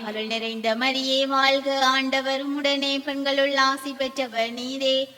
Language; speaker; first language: Tamil; native; Tamil